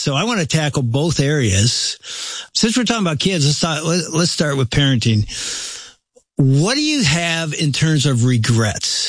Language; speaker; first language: English; native; English